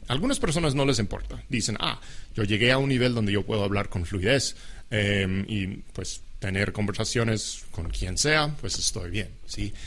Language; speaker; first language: Spanish; non-native, fluent; English